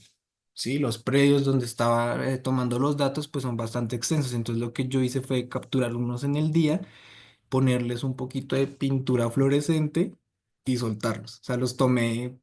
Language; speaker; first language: Spanish; native; Spanish